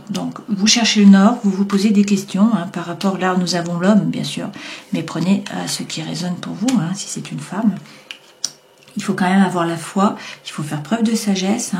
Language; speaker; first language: French; native; French